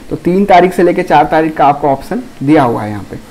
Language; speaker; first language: Hindi; native; Hindi